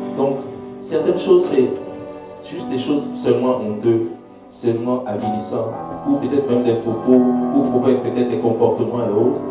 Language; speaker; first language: French; non-native, local second language; Haitian Creole